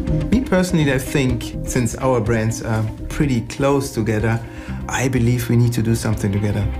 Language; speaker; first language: English; non-native, fluent; German